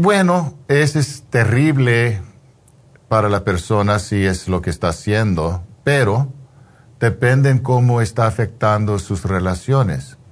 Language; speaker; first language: Spanish; non-native, fluent; English